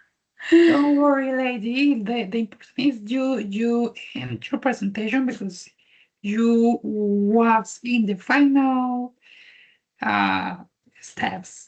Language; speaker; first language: English; non-native, learner; Spanish